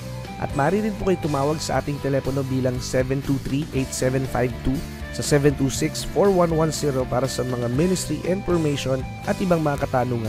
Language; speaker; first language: Filipino; native; Filipino